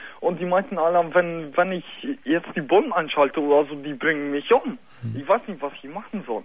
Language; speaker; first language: German; early bilingual, other home language; Polish